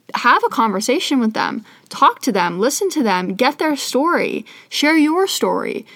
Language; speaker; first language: English; native; English